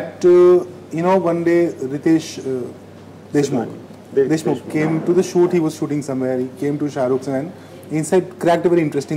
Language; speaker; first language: English; non-native, local second language; Hindi